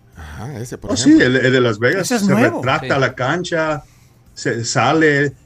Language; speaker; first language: Spanish; early bilingual, heritage; Spanish